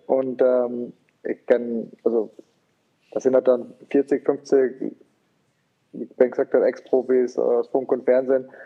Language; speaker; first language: German; native; German